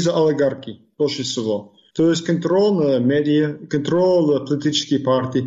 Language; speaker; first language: Russian; non-native, fluent; English